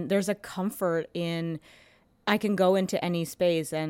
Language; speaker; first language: English; native; English